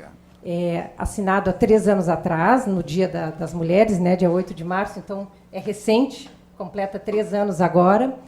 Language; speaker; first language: Portuguese; native; Portuguese